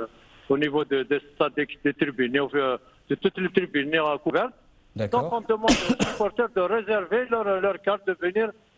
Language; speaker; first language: French; non-native, local second language; Kabyle